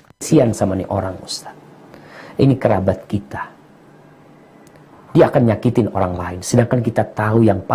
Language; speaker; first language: Indonesian; native; Indonesian